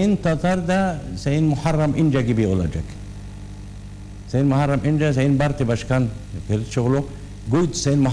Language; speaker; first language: Turkish; non-native, learner; Arabic